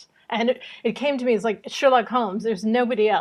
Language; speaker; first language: English; native; English